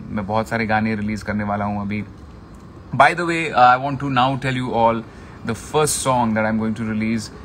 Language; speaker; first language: Hindi; non-native, local second language; Marathi